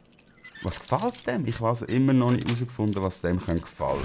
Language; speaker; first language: German; native; German